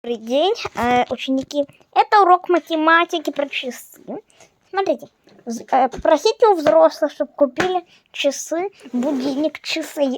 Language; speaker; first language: Russian; non-native, fluent; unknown